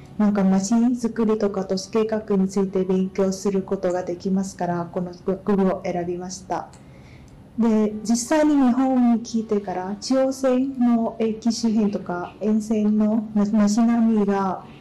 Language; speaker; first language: Japanese; non-native, fluent; Vietnamese